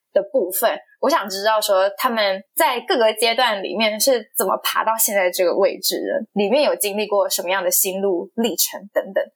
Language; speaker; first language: Chinese; native; Chinese